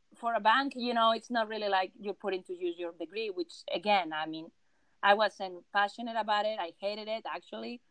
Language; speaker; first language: English; non-native, fluent; Spanish